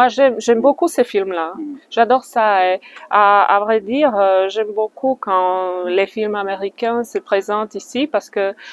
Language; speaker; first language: French; non-native, fluent; Slovak